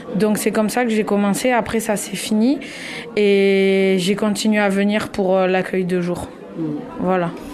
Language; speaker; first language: French; native; French